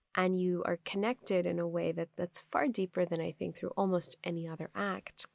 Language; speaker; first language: English; non-native, local second language; Urdu